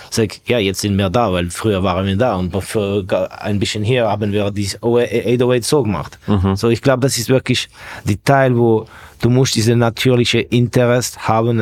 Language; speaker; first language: German; non-native, fluent; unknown